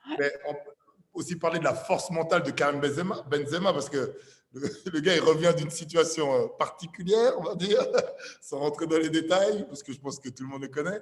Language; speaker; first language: French; native; French